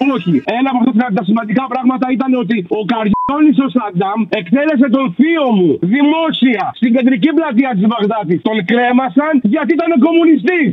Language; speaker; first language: Greek; non-native, fluent; Arabic